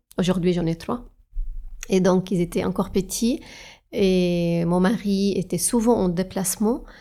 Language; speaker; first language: French; non-native, fluent; Arabic